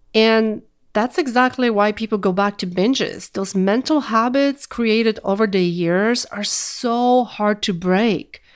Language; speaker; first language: English; non-native, fluent; Polish